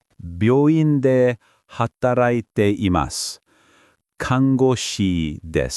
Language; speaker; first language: Japanese; non-native, learner; English